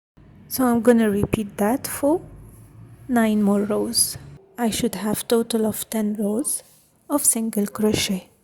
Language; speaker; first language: English; non-native, fluent; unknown